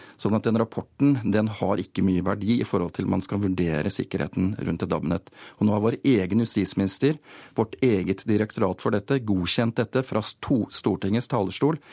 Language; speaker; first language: Norwegian; native; Norwegian